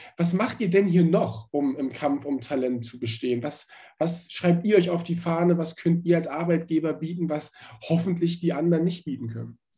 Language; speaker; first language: German; native; German